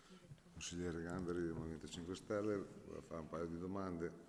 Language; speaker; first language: Italian; native; Italian